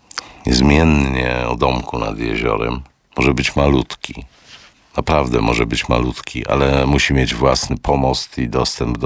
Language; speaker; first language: Polish; native; Polish